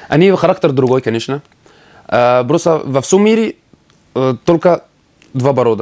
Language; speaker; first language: Russian; non-native, learner; Arabic